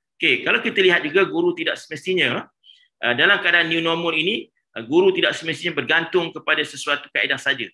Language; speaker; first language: Malay; native; Malay